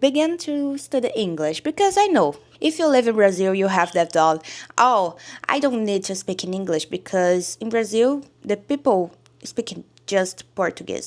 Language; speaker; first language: English; non-native, learner; Portuguese